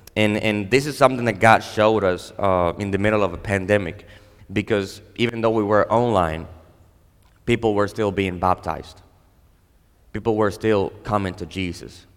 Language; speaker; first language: English; non-native, fluent; Spanish